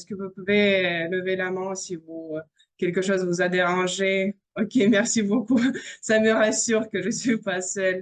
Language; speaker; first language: French; non-native, fluent; Russian